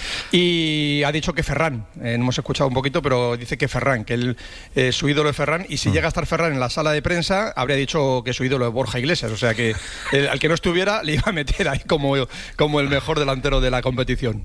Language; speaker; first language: Spanish; native; Spanish